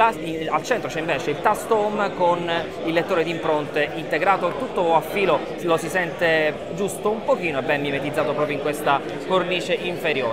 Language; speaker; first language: Italian; native; Italian